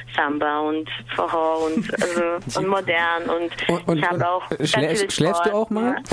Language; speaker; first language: German; non-native, fluent; Portuguese